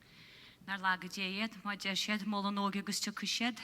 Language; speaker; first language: Irish; native; Irish